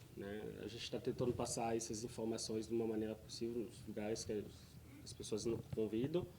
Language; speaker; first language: Portuguese; non-native, fluent; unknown